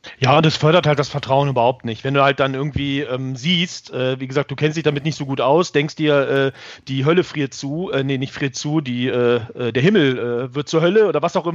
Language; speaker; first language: German; native; German